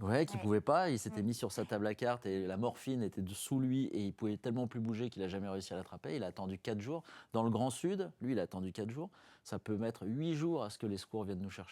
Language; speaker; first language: French; native; French